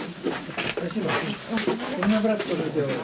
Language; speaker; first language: Russian; non-native, fluent; Estonian